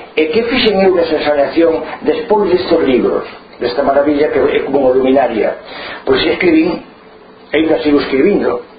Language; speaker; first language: Galician; non-native, local second language; Spanish